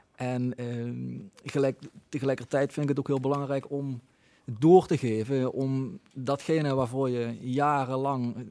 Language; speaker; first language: Dutch; native; Dutch